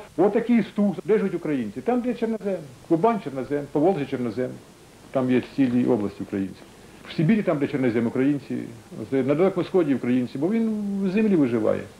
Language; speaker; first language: Ukrainian; native; Ukrainian